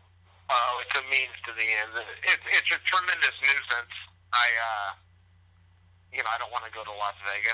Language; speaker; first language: English; native; English